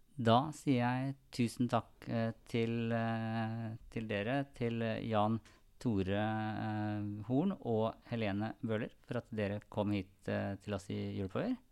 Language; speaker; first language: Norwegian; native; Norwegian